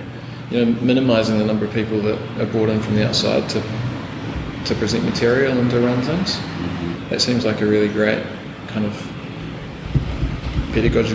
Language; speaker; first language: English; native; English